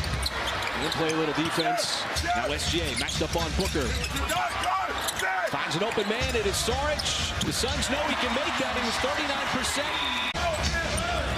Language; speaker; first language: English; native; English